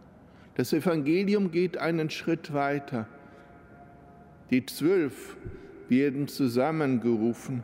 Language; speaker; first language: German; native; German